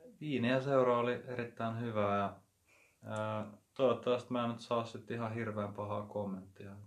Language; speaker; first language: Finnish; native; Finnish